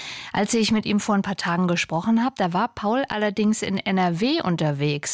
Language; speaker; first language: German; native; German